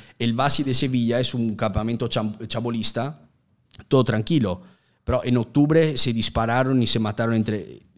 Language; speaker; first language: Spanish; non-native, fluent; Italian